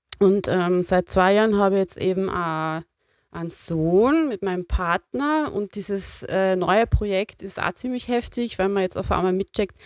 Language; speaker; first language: German; native; German